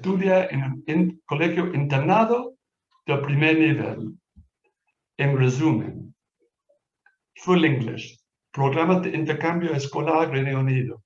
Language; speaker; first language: Spanish; non-native, fluent; English